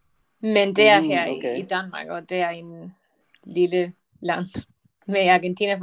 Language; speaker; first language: Danish; non-native, learner; Spanish